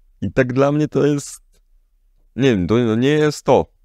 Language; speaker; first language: Polish; native; Polish